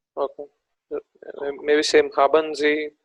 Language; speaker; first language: German; non-native, learner; Telugu